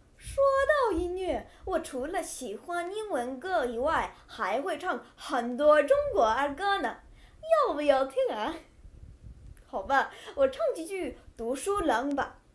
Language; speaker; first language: Chinese; non-native, fluent; English